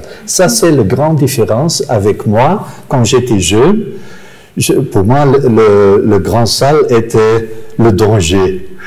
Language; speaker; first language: French; non-native, local second language; Dutch